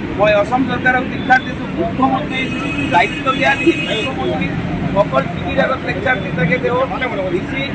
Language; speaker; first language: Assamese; non-native, local second language; Bangla